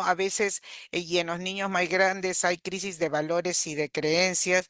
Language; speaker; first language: Spanish; native; Spanish